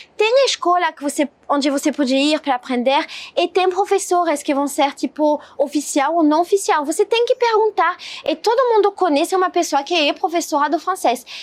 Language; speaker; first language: Portuguese; non-native, fluent; French